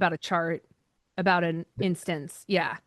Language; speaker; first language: English; native; English